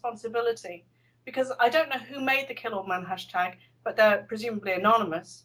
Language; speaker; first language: English; native; English